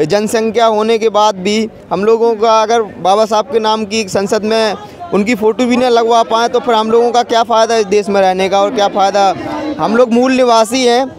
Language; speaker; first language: Hindi; native; Hindi